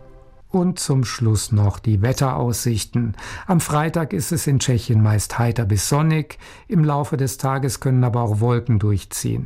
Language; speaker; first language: German; native; German